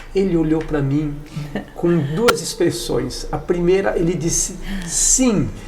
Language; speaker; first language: Portuguese; native; Portuguese